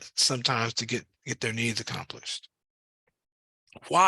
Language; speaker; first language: English; native; English